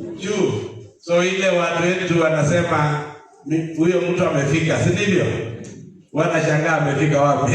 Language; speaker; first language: Swahili; non-native, local second language; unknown